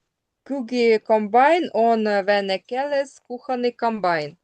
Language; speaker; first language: Estonian; non-native, learner; Russian